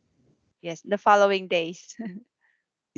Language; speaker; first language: English; non-native, fluent; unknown